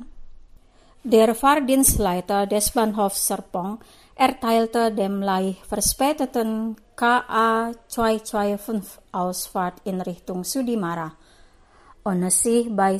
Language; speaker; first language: German; non-native, fluent; Indonesian